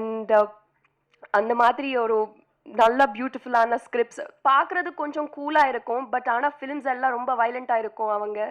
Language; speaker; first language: Tamil; non-native, fluent; Telugu